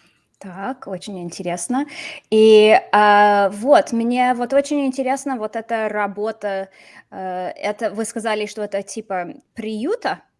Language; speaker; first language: Russian; non-native, fluent; English